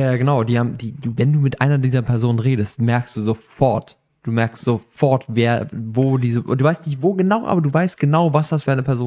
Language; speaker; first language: German; native; German